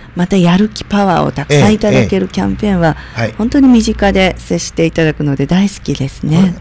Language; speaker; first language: Japanese; native; Japanese